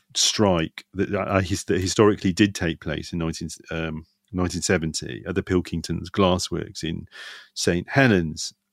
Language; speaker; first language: English; native; English